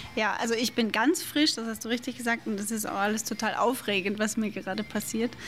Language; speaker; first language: German; native; German